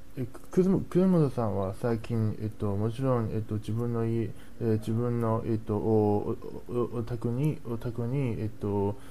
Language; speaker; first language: Japanese; non-native, learner; Chinese